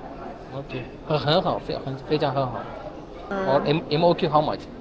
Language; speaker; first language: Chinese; non-native, learner; Amharic